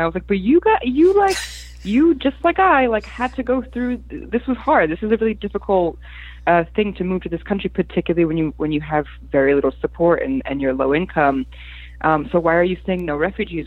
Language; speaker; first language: English; early bilingual, other home language; Polish